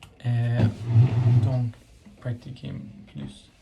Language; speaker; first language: French; non-native, learner; English